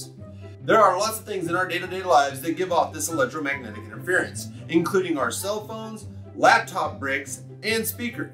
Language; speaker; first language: English; native; English